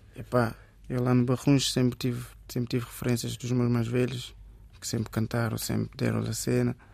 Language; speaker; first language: Portuguese; early bilingual, other home language; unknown